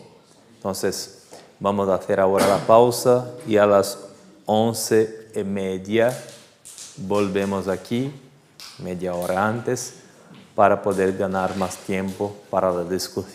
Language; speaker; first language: Spanish; non-native, fluent; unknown